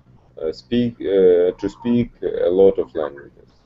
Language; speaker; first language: English; non-native, learner; Russian